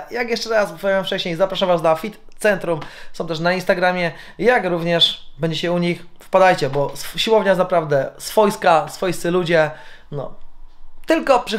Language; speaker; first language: Polish; native; Polish